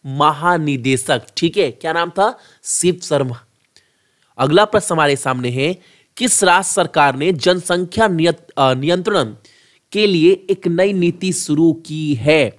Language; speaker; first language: Hindi; native; Hindi